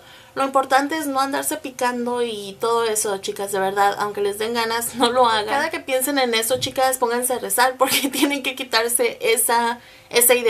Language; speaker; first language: Spanish; native; Spanish